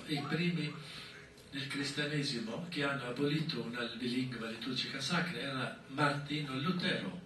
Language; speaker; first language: Italian; non-native, fluent; German